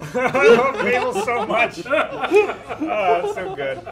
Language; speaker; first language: English; native; English